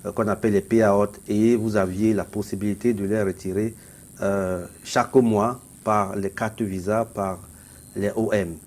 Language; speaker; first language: French; non-native, local second language; Basaa